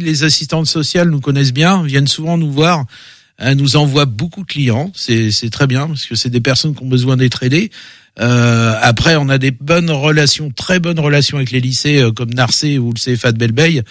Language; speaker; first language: French; native; French